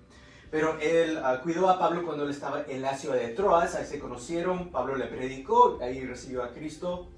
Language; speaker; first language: Spanish; early bilingual, heritage; Spanish